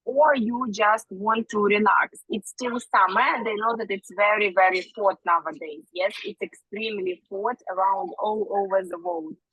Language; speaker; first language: English; non-native, fluent; Ukrainian